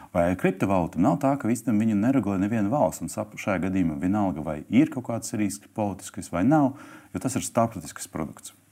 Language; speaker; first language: Latvian; non-native, local second language; Russian